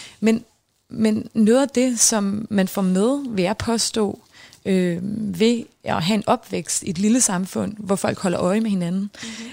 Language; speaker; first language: Danish; native; Danish